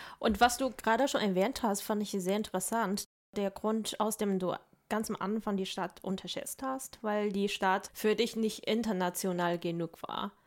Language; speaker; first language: German; non-native, fluent; Chinese